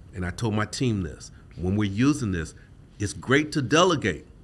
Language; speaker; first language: English; native; English